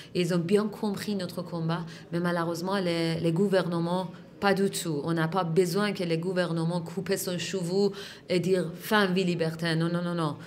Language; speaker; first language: French; non-native, fluent; Persian